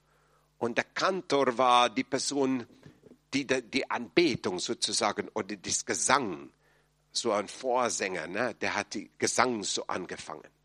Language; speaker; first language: German; non-native, fluent; English